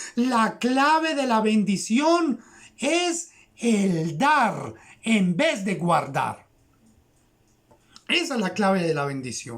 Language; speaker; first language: Spanish; native; Spanish